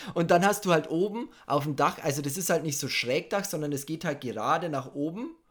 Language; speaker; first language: German; native; German